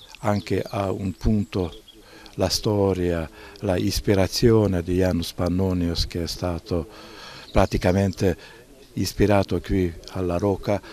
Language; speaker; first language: Italian; non-native, fluent; Hungarian